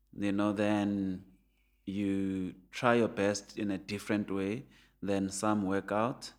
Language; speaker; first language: English; non-native, local second language; Venda